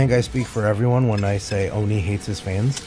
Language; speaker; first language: English; native; English